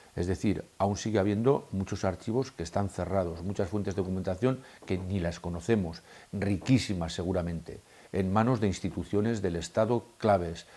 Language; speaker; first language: Spanish; native; Spanish